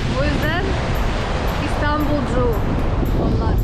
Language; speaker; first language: Turkish; non-native, learner; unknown